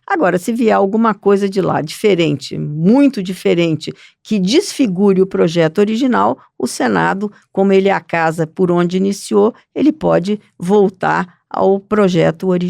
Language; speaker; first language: Portuguese; native; Portuguese